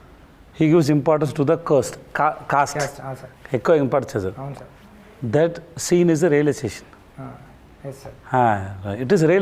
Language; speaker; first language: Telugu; non-native, learner; Tamil